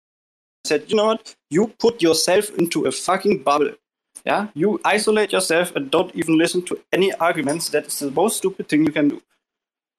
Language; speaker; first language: English; non-native, fluent; German